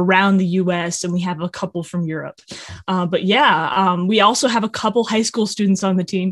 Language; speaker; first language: English; native; English